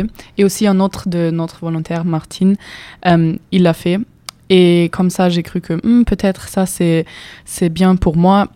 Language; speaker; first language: French; non-native, fluent; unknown